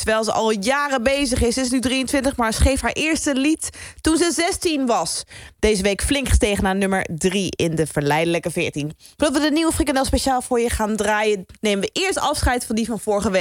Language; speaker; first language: Dutch; native; Dutch